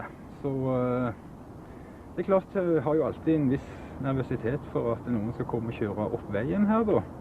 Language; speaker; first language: Norwegian; native; Norwegian